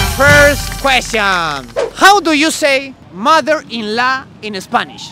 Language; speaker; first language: English; non-native, fluent; Spanish